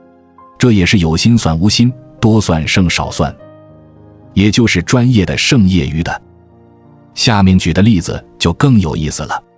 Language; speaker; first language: Chinese; native; Chinese